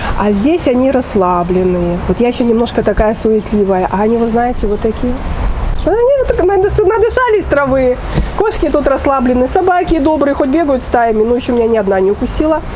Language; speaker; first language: Russian; native; Russian